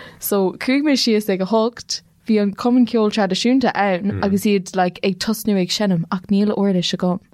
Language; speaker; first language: Irish; non-native, local second language; English